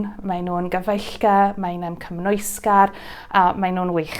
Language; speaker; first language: Welsh; non-native, learner; English